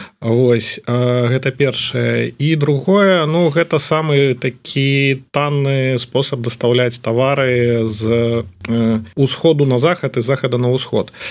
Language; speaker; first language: Belarusian; native; Belarusian